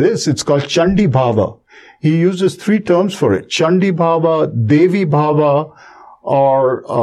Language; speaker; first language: English; non-native, local second language; Bangla